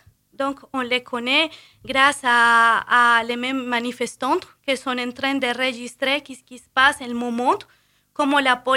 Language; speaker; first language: French; non-native, fluent; Spanish